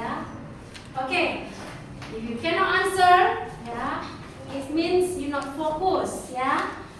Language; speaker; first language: English; non-native, learner; Indonesian